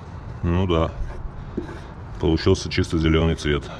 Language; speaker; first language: Russian; native; Russian